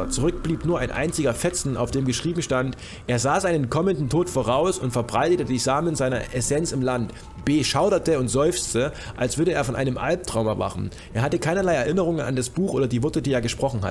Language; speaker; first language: German; native; German